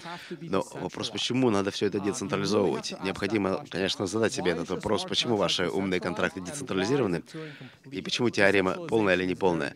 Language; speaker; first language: Russian; native; Russian